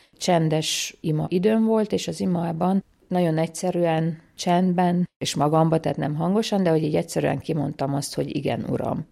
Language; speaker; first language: Hungarian; native; Hungarian